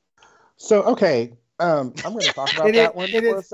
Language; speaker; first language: English; native; English